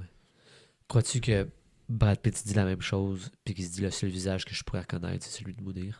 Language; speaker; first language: French; native; French